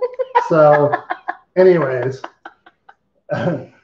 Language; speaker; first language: English; native; English